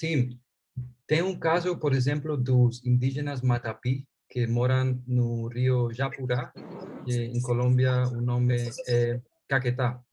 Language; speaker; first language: Portuguese; non-native, fluent; Spanish